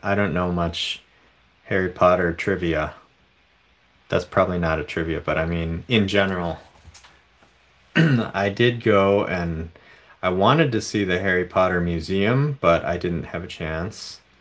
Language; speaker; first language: English; native; English